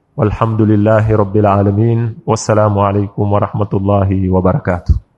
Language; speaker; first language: Swahili; native; Swahili